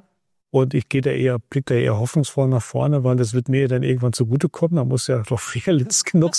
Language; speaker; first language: German; native; German